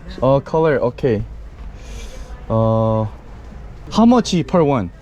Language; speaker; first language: English; non-native, learner; Korean